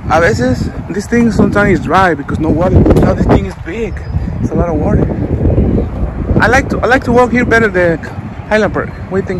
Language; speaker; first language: English; non-native, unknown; Spanish